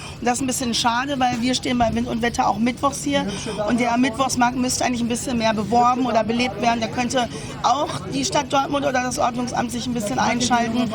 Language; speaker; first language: German; native; German